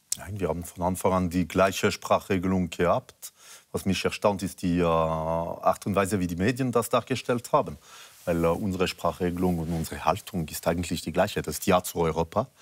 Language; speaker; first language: German; non-native, local second language; French